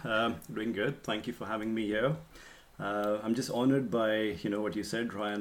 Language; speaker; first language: English; non-native, local second language; Marathi